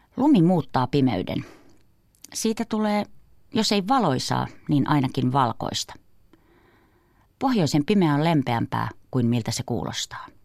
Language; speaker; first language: Finnish; native; Finnish